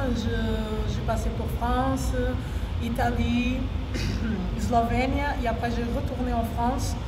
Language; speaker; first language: French; non-native, learner; Portuguese